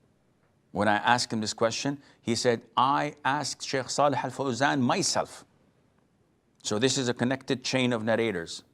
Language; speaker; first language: English; non-native, fluent; Arabic